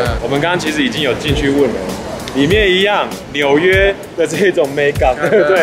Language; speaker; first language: Chinese; native; Chinese